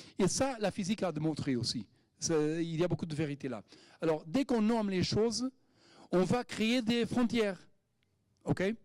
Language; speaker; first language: French; non-native, fluent; Portuguese